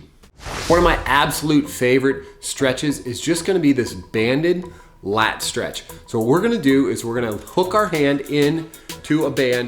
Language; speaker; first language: English; native; English